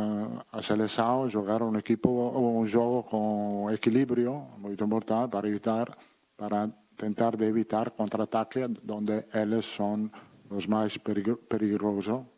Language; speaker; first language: Spanish; non-native, fluent; Italian